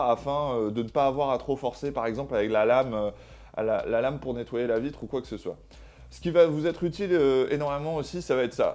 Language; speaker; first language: French; native; French